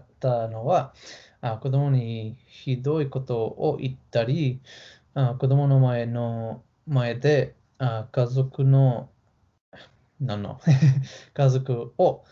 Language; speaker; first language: Japanese; non-native, learner; English